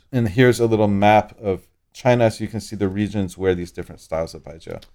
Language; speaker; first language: English; native; English